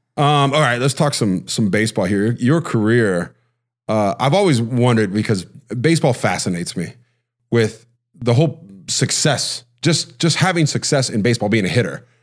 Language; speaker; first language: English; native; English